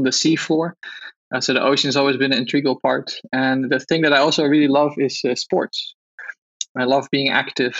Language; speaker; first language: English; non-native, fluent; Dutch